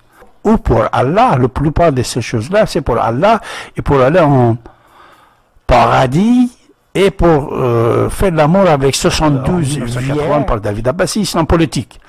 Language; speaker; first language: French; non-native, fluent; Persian